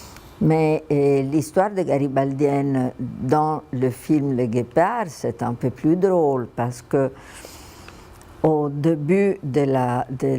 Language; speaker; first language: French; non-native, fluent; Italian